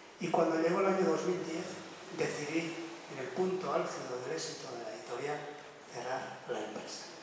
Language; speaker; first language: Spanish; non-native, local second language; Basque